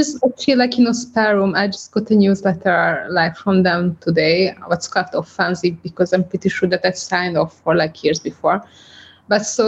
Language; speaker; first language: English; non-native, fluent; Hungarian